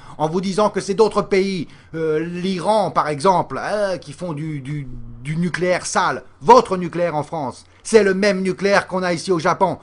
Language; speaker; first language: French; native; French